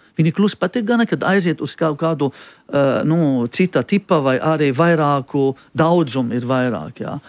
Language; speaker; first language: Latvian; non-native, fluent; Arabic